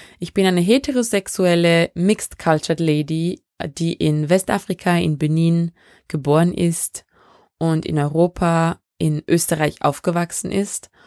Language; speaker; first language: German; early bilingual, other home language; French